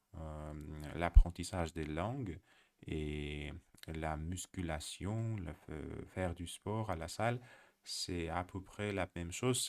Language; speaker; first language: French; non-native, learner; Russian